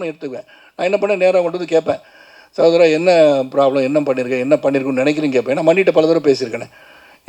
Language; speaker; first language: Tamil; native; Tamil